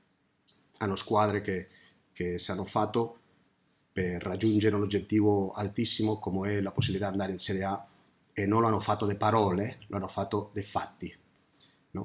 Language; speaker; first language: Italian; non-native, fluent; Spanish